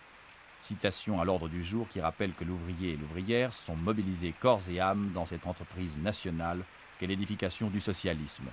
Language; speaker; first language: French; native; French